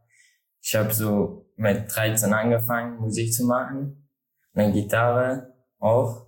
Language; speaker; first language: German; non-native, learner; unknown